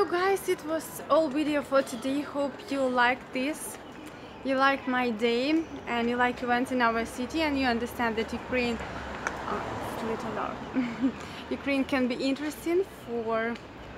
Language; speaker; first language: English; non-native, fluent; Ukrainian